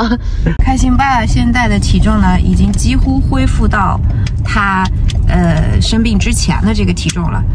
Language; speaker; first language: Chinese; native; Chinese